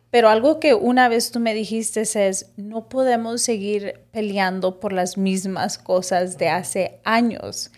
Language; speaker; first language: Spanish; early bilingual, heritage; Spanish